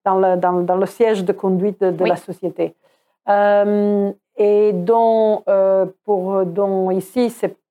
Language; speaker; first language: French; non-native, fluent; Croatian